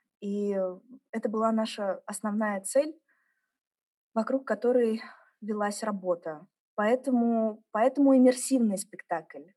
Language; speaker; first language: Russian; early bilingual, heritage; German